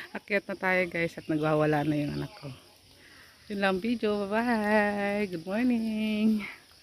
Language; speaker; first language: Filipino; native; Filipino